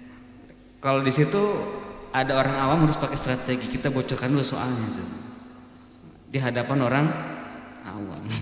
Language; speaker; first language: Indonesian; native; Indonesian